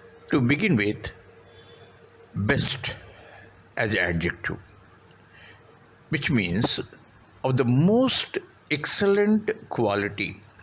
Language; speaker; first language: English; non-native, local second language; Telugu